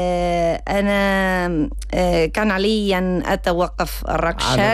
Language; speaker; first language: Arabic; non-native, learner; Spanish